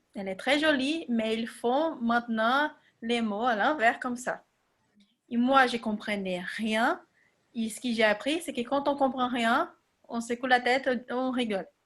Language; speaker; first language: French; non-native, fluent; Portuguese